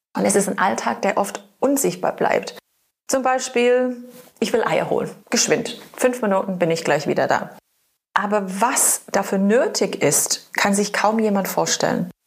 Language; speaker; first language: German; non-native, fluent; English